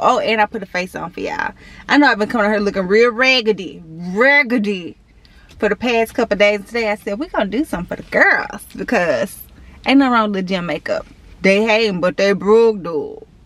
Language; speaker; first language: English; native; English